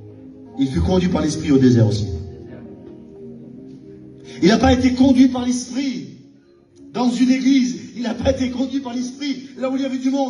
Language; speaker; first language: French; native; French